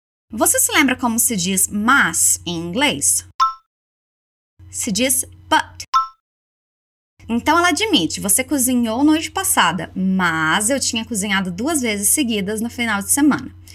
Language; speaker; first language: Portuguese; native; Portuguese